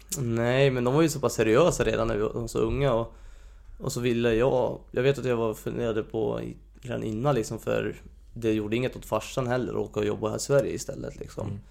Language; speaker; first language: Swedish; non-native, fluent; Hungarian